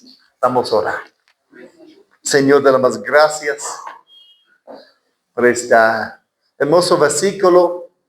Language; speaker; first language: Spanish; non-native, fluent; English